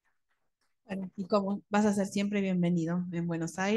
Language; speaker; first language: Spanish; native; Spanish